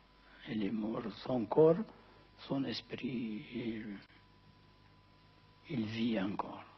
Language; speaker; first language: French; non-native, fluent; Amharic